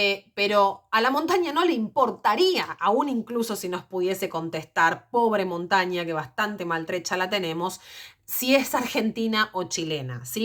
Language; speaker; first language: Spanish; native; Spanish